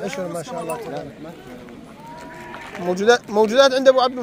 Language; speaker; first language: Arabic; native; Arabic